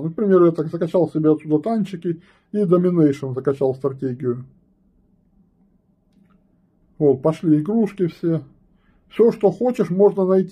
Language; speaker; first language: Russian; native; Russian